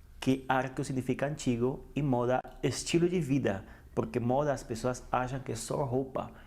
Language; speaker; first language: Portuguese; non-native, fluent; Spanish